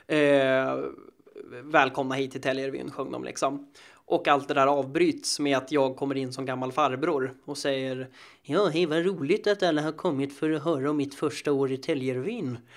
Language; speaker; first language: Swedish; native; Swedish